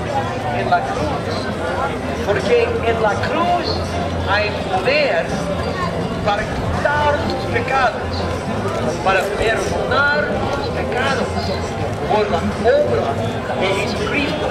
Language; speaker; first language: Spanish; non-native, learner; English